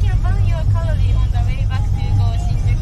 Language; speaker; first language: English; non-native, learner; Japanese